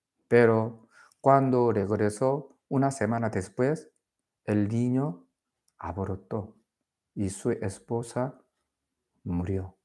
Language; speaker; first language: Spanish; non-native, learner; Korean